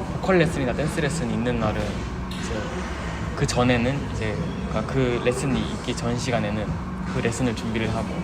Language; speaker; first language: Korean; non-native, fluent; Thai